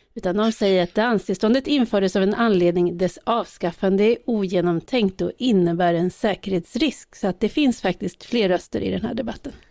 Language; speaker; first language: Swedish; native; Swedish